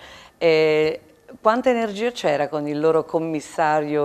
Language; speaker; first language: Italian; native; Italian